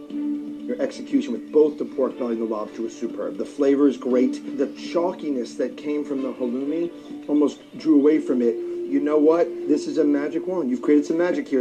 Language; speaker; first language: English; native; English